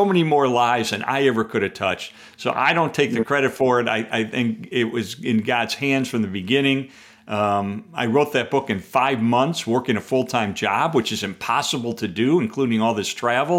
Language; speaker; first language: English; native; English